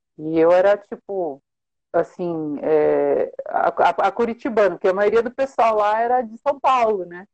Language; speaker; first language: Portuguese; native; Portuguese